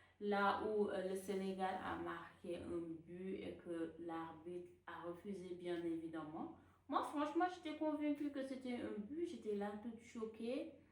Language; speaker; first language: French; non-native, local second language; Wolof